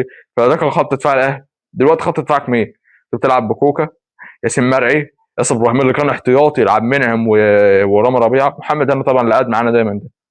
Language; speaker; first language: Arabic; native; Arabic